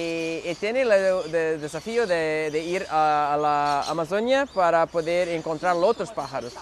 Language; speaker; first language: Spanish; non-native, learner; Portuguese